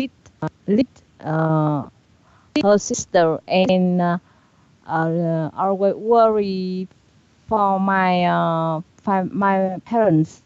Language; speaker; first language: English; non-native, learner; Vietnamese